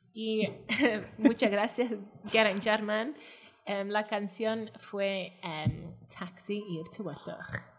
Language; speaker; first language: Spanish; non-native, fluent; Welsh